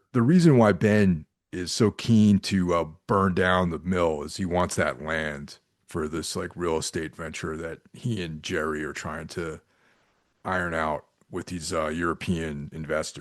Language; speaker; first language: English; native; English